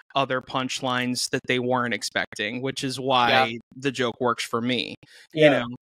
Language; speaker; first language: English; native; English